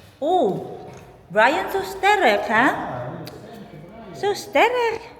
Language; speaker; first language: Dutch; non-native, fluent; Filipino